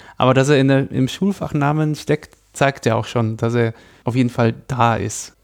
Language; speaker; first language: German; native; German